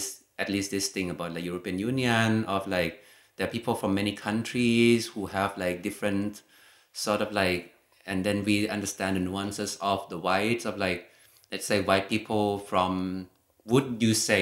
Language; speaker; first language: English; non-native, fluent; Thai